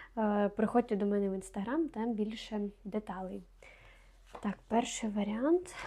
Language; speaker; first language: Ukrainian; non-native, local second language; Russian